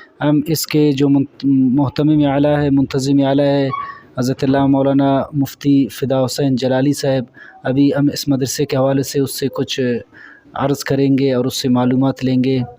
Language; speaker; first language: Urdu; non-native, local second language; Baluchi